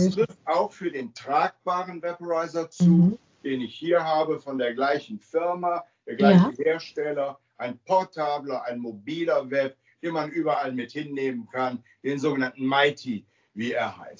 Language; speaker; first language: German; native; German